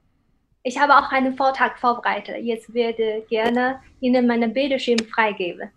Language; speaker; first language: German; non-native, fluent; Chinese